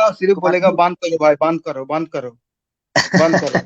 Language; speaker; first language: Hindi; non-native, local second language; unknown